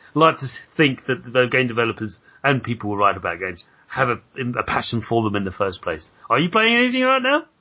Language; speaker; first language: English; native; English